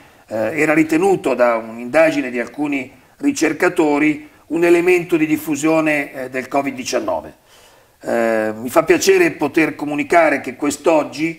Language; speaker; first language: Italian; native; Italian